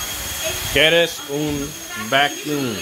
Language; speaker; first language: Spanish; non-native, learner; English